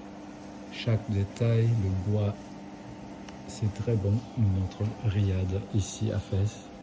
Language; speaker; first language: French; non-native, fluent; German